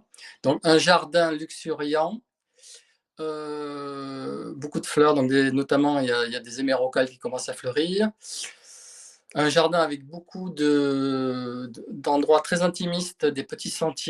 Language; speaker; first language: French; native; French